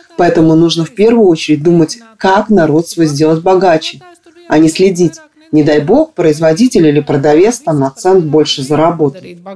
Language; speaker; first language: Russian; non-native, local second language; Latvian